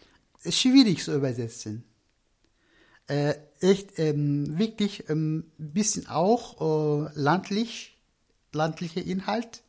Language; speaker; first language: German; non-native, learner; Turkish